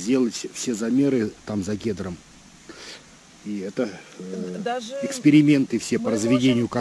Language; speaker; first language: Russian; native; Russian